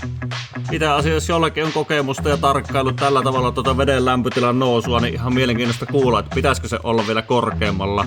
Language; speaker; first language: Finnish; native; Finnish